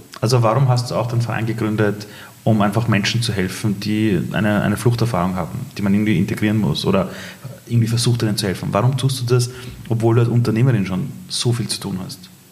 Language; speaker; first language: German; early bilingual, other home language; Persian